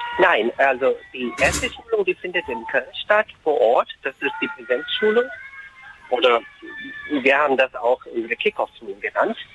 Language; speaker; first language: German; non-native, fluent; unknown